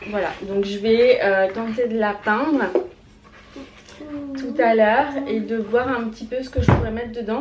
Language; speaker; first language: French; native; French